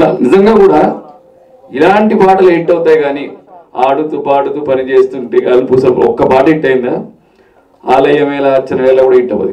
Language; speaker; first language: Telugu; native; Telugu